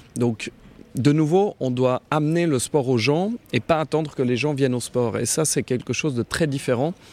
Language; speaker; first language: French; native; French